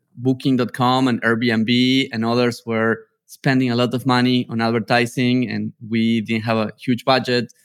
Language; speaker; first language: English; non-native, fluent; Spanish